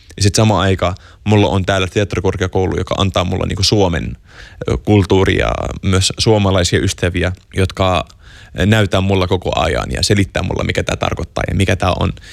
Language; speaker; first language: Finnish; non-native, fluent; Arabic